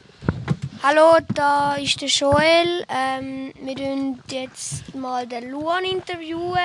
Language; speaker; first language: German; native; German